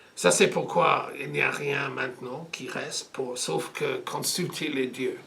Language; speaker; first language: French; non-native, fluent; English